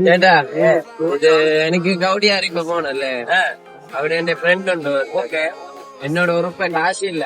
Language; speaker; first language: Malayalam; non-native, learner; Kannada